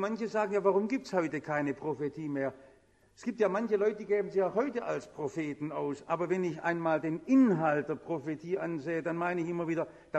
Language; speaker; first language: German; native; German